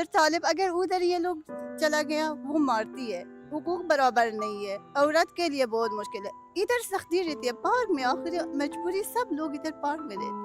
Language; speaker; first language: Hindi; non-native, learner; Persian